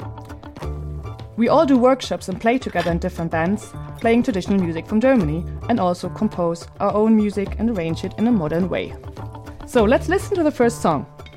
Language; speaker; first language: English; non-native, fluent; German